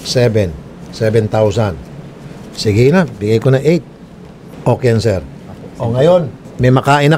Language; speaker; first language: Filipino; native; Filipino